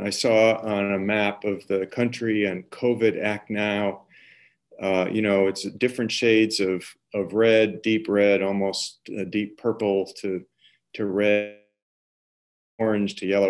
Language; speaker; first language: English; native; English